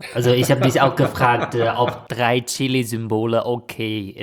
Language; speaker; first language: German; non-native, fluent; Chinese